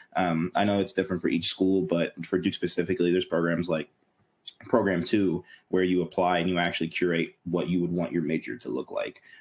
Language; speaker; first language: English; native; English